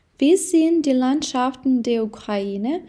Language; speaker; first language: German; non-native, fluent; Ukrainian